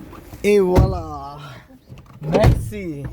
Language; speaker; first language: French; non-native, learner; Hindi